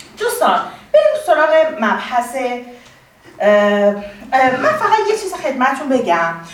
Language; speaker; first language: Persian; native; Persian